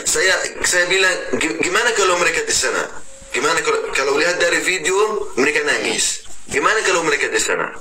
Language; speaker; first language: Indonesian; non-native, learner; Arabic